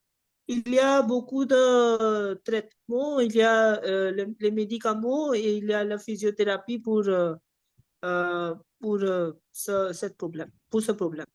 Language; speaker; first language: French; non-native, fluent; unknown